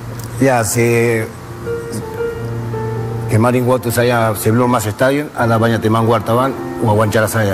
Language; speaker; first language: Indonesian; non-native, fluent; Spanish